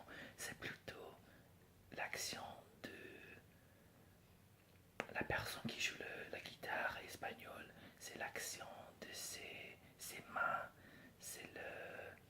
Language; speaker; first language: French; non-native, fluent; English